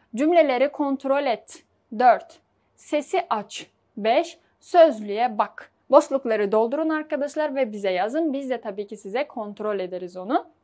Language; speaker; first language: Turkish; non-native, fluent; Uzbek